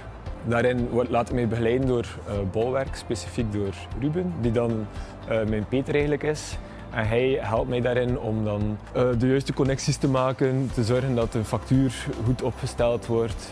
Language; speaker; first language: Dutch; native; Dutch